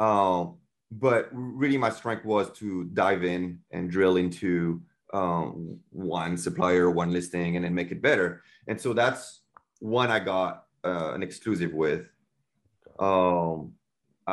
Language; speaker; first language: English; non-native, fluent; French